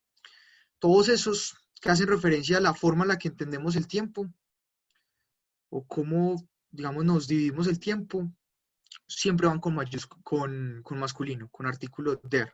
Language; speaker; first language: Spanish; native; Spanish